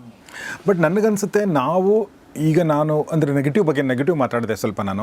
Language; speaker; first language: Kannada; native; Kannada